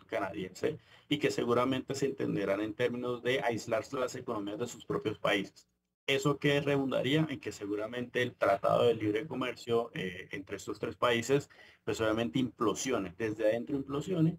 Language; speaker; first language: Spanish; native; Spanish